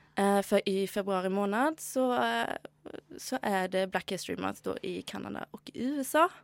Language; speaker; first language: Swedish; native; Swedish